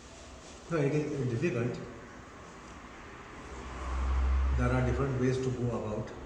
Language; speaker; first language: English; non-native, fluent; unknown